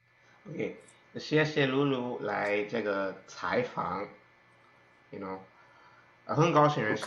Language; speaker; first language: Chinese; non-native, learner; English